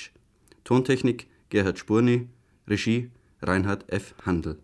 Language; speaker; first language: German; native; German